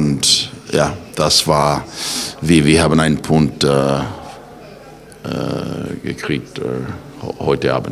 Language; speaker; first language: German; non-native, learner; English